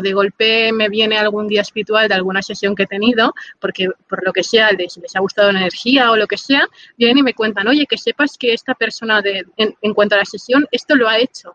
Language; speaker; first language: Spanish; native; Spanish